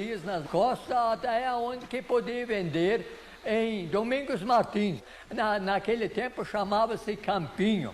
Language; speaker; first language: Portuguese; non-native, local second language; Low German